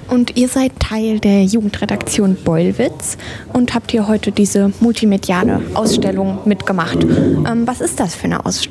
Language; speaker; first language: German; native; German